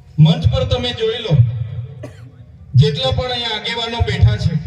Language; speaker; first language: Gujarati; non-native, local second language; Vasavi